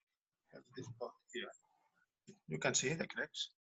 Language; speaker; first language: English; non-native, learner; Spanish